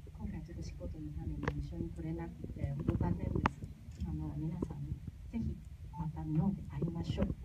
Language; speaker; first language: Japanese; non-native, learner; Chinese